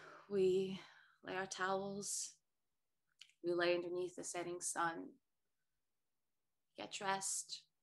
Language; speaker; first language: English; non-native, fluent; Portuguese